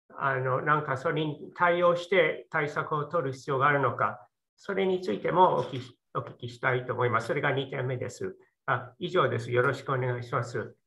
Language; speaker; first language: Japanese; native; Japanese